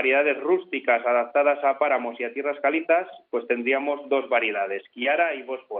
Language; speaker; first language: Spanish; native; Spanish